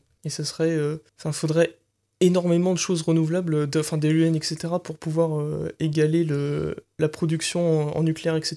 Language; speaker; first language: French; native; French